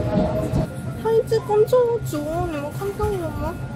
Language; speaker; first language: Chinese; non-native, learner; Korean